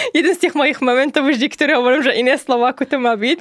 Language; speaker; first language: Slovak; non-native, fluent; Arabic